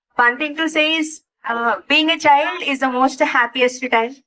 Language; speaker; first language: English; non-native, local second language; Telugu